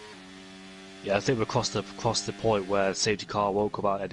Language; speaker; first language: English; native; English